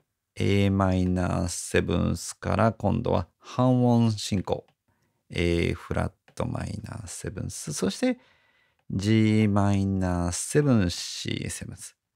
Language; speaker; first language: Japanese; native; Japanese